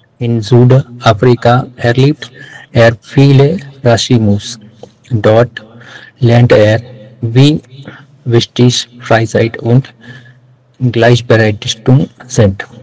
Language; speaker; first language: German; non-native, learner; Marathi